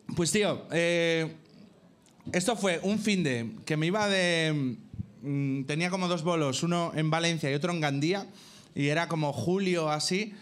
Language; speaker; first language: Spanish; native; Spanish